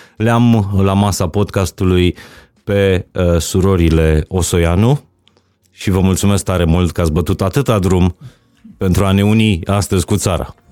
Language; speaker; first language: Romanian; native; Romanian